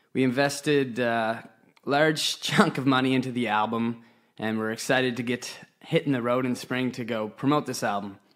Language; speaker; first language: English; native; English